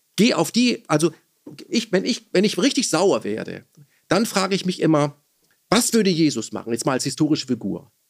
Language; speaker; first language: German; early bilingual, other home language; Persian